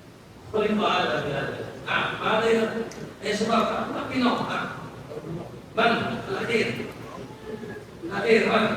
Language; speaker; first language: Arabic; non-native, learner; Indonesian